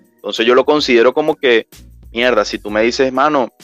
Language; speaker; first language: Spanish; native; Spanish